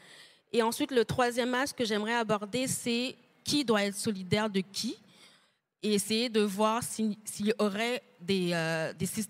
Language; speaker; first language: French; native; French